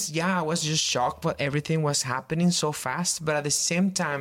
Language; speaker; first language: English; non-native, fluent; Spanish